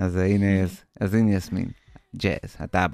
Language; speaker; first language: Hebrew; native; Hebrew